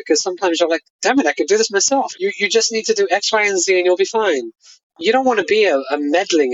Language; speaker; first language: English; native; English